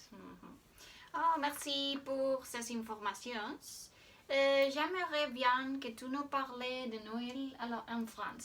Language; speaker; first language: French; non-native, learner; Spanish